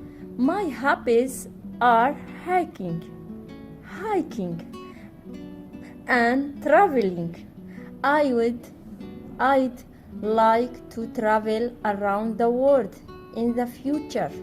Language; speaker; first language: English; non-native, learner; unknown